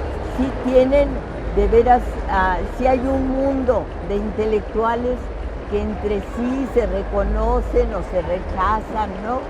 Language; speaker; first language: Spanish; early bilingual, other home language; French